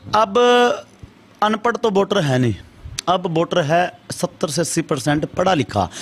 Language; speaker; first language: Hindi; native; Hindi